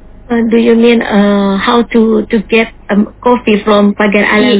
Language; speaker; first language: English; non-native, learner; Indonesian